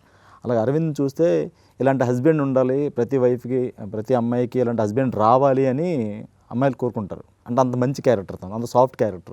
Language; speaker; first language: Telugu; native; Telugu